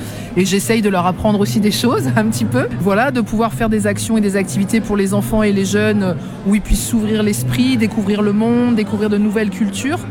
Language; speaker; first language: French; native; French